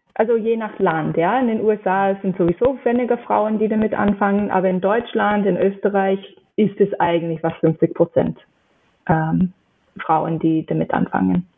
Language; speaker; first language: German; non-native, fluent; English